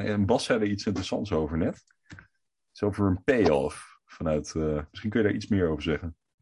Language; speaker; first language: Dutch; native; Dutch